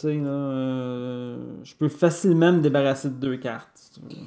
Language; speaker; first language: French; native; French